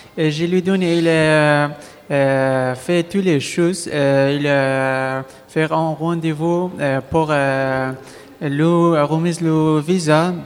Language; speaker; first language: French; non-native, learner; Kurdish